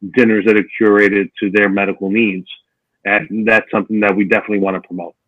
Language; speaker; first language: English; native; English